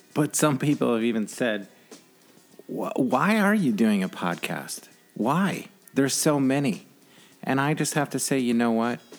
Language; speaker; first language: English; native; English